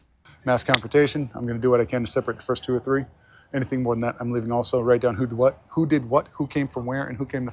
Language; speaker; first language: English; native; English